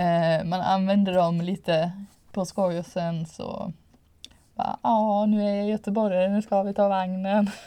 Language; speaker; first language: Swedish; native; Swedish